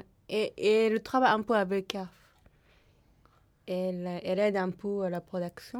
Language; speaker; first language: French; non-native, fluent; Japanese